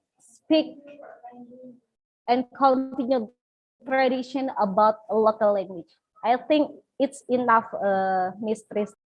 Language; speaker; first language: English; non-native, learner; Indonesian